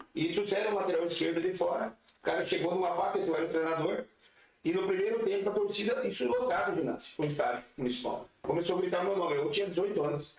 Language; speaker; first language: Portuguese; native; Portuguese